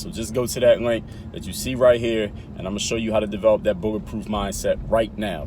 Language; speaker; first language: English; native; English